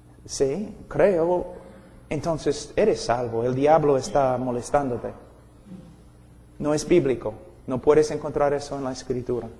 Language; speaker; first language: Spanish; non-native, fluent; English